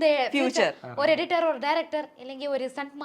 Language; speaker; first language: Malayalam; non-native, local second language; Tamil